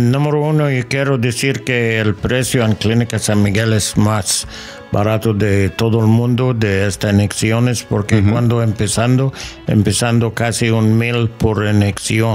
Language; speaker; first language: Spanish; non-native, learner; English